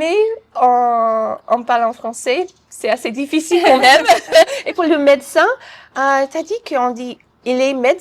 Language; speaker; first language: French; non-native, fluent; English